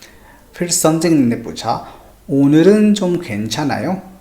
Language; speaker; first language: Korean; non-native, fluent; Hindi